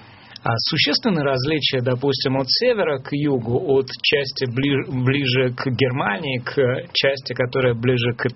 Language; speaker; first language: Russian; native; Russian